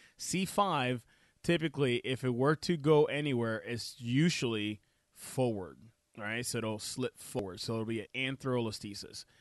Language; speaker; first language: English; non-native, fluent; Spanish